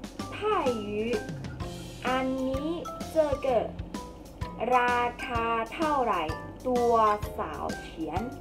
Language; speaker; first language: Chinese; non-native, learner; Thai